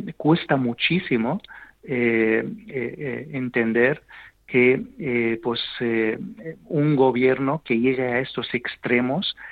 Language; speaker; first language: Spanish; non-native, fluent; Arabic